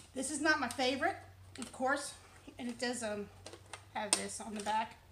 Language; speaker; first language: English; native; English